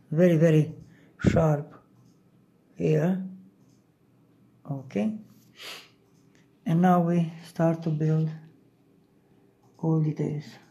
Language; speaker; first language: English; non-native, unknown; Romanian